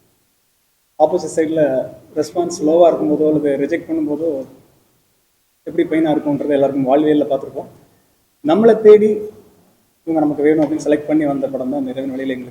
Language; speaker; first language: Tamil; native; Tamil